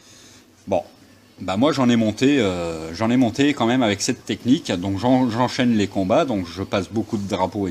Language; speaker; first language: French; native; French